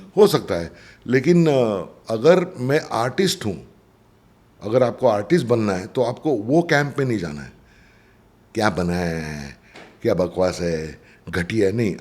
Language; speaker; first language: Hindi; non-native, local second language; Marathi